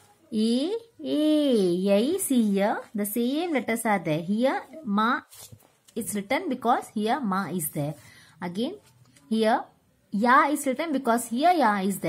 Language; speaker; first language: English; non-native, local second language; Tamil